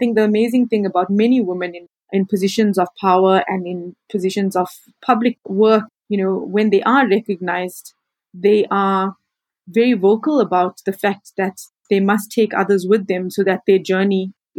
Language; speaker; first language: English; native; English